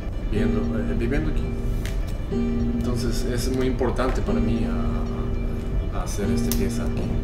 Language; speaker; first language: Spanish; non-native, learner; Japanese